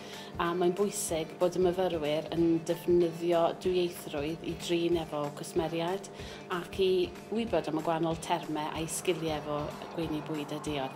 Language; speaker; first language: Welsh; native; Welsh